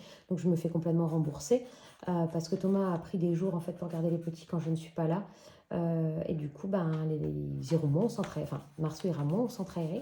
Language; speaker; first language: French; native; French